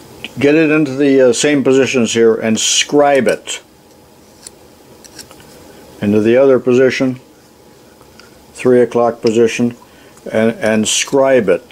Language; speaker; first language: English; native; English